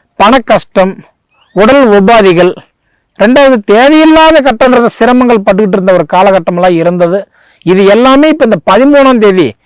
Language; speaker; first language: Tamil; native; Tamil